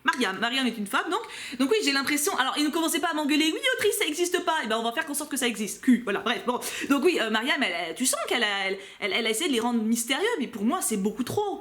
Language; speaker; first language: French; native; French